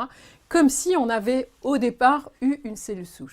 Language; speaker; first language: French; native; French